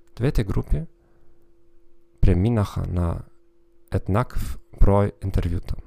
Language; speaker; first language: Bulgarian; non-native, learner; German